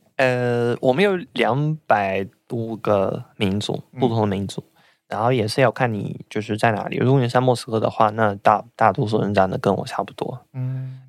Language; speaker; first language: Chinese; non-native, fluent; Russian